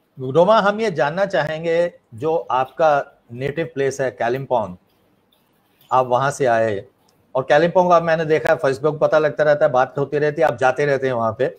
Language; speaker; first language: Hindi; native; Hindi